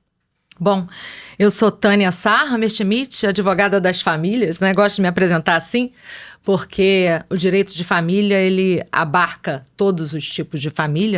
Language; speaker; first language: Portuguese; native; Portuguese